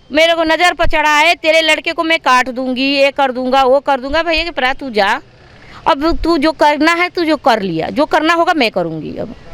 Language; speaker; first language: Hindi; native; Hindi